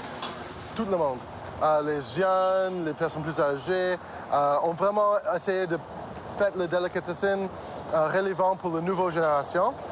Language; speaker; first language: French; non-native, local second language; English